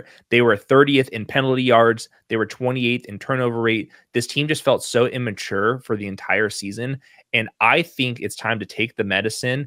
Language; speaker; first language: English; native; English